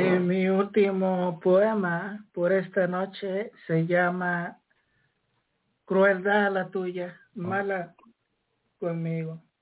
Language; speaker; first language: Spanish; native; Spanish